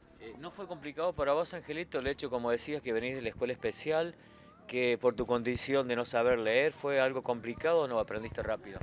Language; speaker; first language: Spanish; native; Spanish